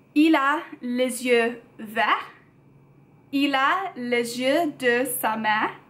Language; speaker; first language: French; non-native, learner; English